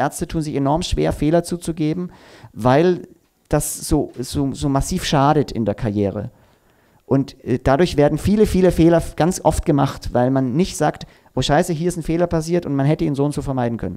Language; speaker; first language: German; native; German